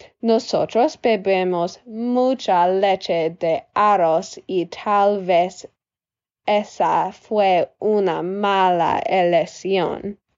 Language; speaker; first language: Spanish; non-native, learner; English